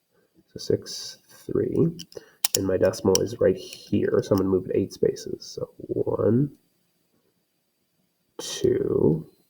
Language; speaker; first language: English; native; English